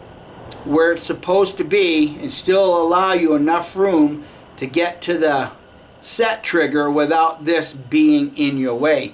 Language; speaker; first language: English; native; English